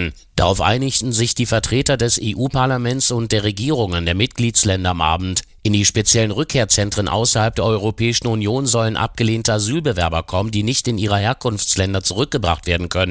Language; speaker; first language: German; native; German